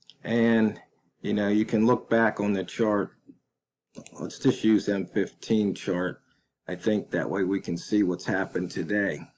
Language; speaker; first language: English; native; English